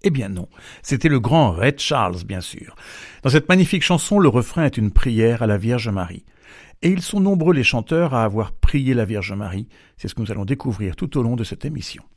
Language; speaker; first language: French; native; French